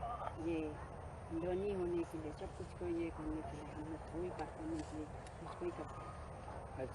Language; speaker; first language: Hindi; non-native, local second language; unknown